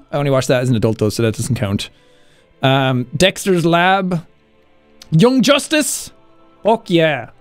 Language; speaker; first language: English; native; English